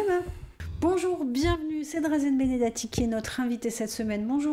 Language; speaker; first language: French; native; French